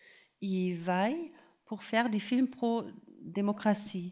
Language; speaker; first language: French; non-native, fluent; German